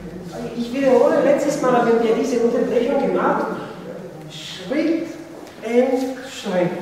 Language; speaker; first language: German; non-native, fluent; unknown